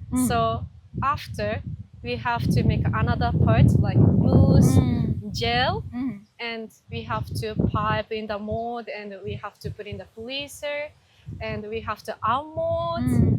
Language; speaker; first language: English; non-native, learner; Japanese